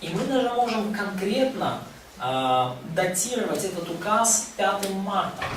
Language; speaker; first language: Russian; native; Russian